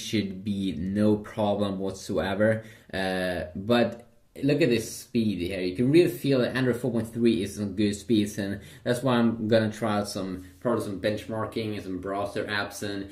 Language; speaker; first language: English; non-native, fluent; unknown